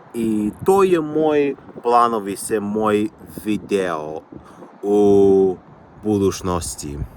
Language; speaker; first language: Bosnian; non-native, learner; English